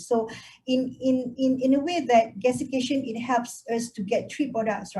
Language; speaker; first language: English; non-native, local second language; Malay